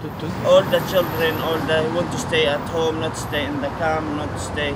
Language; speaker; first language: English; non-native, learner; Arabic